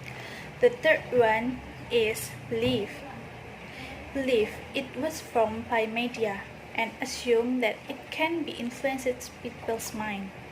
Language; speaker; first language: English; non-native, learner; Indonesian